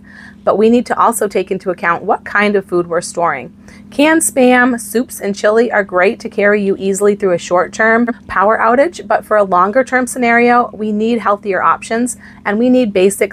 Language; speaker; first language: English; native; English